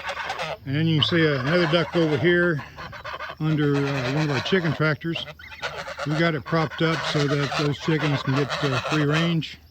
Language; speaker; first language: English; native; English